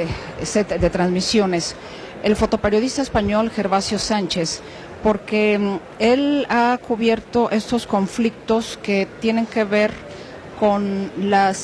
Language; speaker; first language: Spanish; native; Spanish